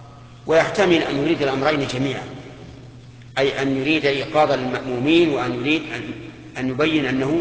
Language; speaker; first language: Arabic; native; Arabic